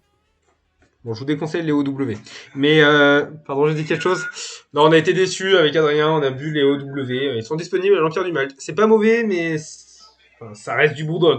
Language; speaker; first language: French; native; French